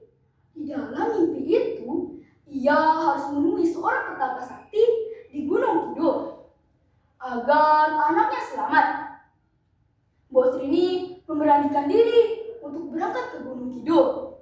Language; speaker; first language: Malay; non-native, local second language; Balinese